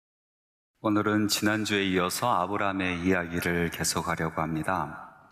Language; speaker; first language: Korean; native; Korean